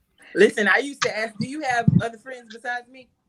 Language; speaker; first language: English; native; English